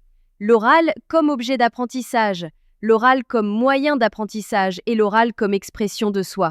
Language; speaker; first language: French; non-native, local second language; Arabic